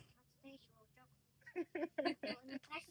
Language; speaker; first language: Russian; native; Russian